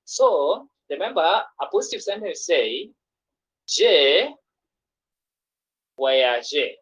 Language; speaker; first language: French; non-native, fluent; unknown